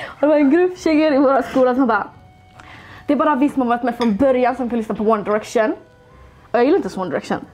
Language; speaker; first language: Swedish; early bilingual, other home language; Somali